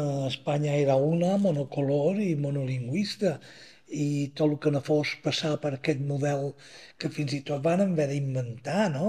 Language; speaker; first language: Catalan; native; Catalan